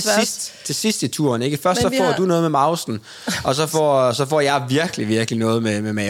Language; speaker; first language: Danish; native; Danish